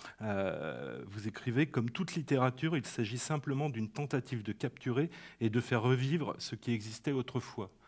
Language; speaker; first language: French; native; French